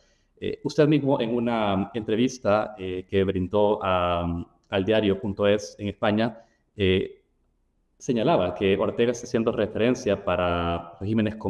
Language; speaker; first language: Spanish; native; Spanish